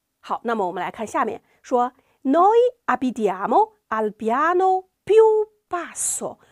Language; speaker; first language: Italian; non-native, learner; Chinese